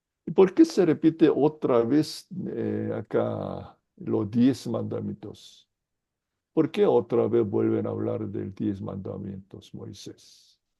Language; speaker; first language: Spanish; non-native, fluent; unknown